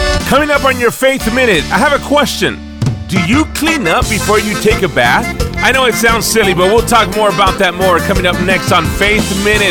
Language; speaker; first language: English; early bilingual, other home language; Spanish